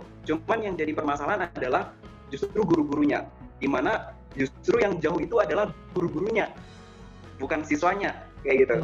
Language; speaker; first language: Indonesian; non-native, local second language; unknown